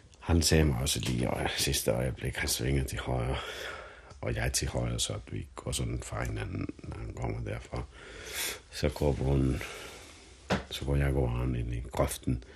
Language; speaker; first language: Danish; non-native, fluent; Finnish